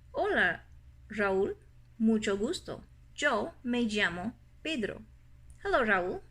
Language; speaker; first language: Spanish; non-native, fluent; English